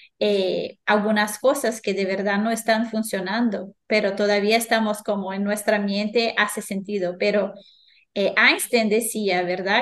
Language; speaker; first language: Spanish; non-native, fluent; Portuguese